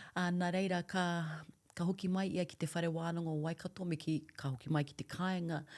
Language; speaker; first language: Māori; non-native, local second language; English